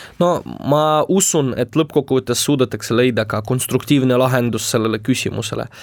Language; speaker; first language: Estonian; non-native, local second language; Russian